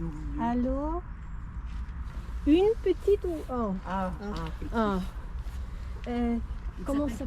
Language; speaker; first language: French; non-native, learner; German